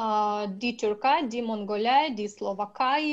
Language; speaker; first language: German; non-native, learner; Russian